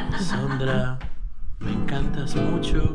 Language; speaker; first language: Spanish; native; Spanish